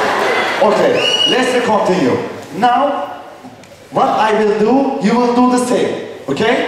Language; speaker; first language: English; non-native, learner; Arabic